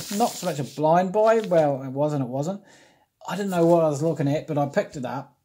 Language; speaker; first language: English; native; English